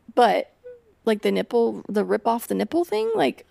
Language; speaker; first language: English; native; English